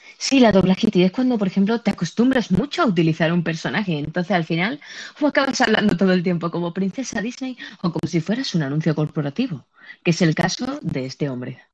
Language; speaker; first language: Spanish; native; Spanish